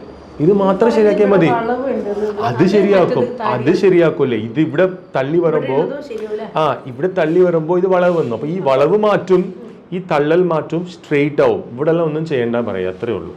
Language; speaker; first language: Malayalam; non-native, local second language; Tamil